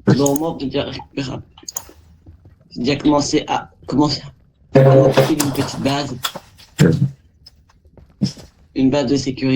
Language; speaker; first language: French; native; French